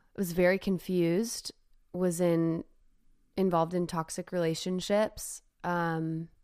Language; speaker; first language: English; native; English